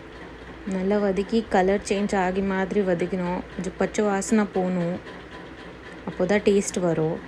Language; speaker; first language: Tamil; non-native, learner; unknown